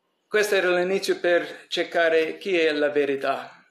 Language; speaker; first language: Italian; early bilingual, heritage; English